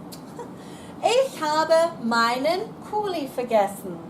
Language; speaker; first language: German; non-native, fluent; English